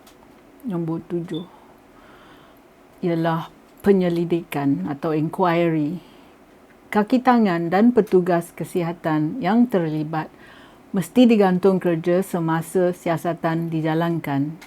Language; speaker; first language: Malay; native; Malay